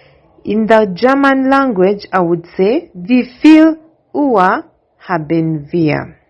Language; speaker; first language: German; non-native, learner; English